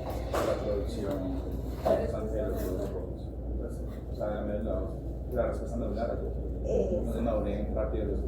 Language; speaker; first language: Spanish; native; Spanish